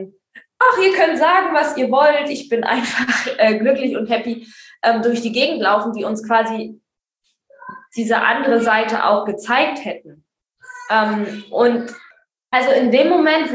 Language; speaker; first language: German; native; German